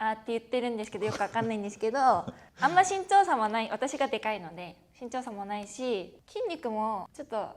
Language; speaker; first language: Japanese; native; Japanese